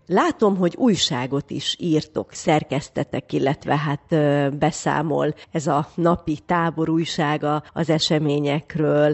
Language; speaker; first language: Hungarian; native; Hungarian